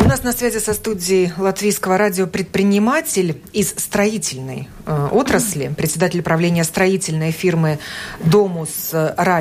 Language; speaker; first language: Russian; native; Russian